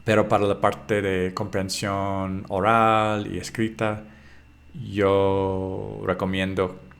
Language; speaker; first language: Spanish; non-native, fluent; English